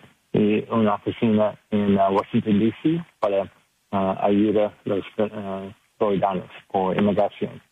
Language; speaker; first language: Spanish; non-native, learner; English